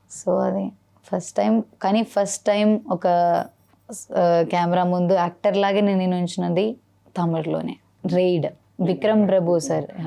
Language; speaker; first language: Telugu; non-native, learner; Malayalam